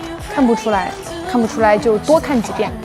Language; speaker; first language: Chinese; native; Chinese